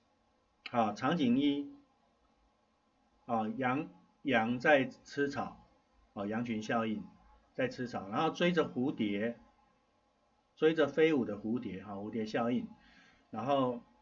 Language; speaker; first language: Chinese; native; Chinese